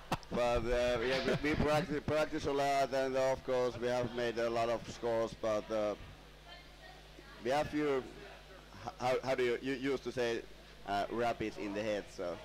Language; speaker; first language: English; non-native, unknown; Finnish